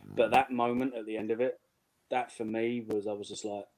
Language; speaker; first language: English; native; English